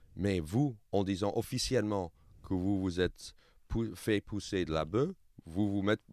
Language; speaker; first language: French; non-native, fluent; English